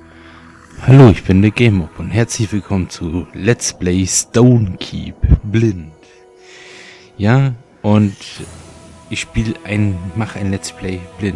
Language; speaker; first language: German; native; German